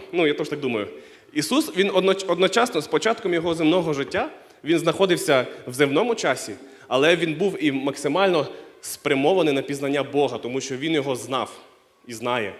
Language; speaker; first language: Ukrainian; non-native, local second language; Russian